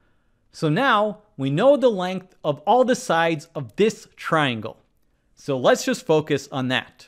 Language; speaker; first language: English; native; English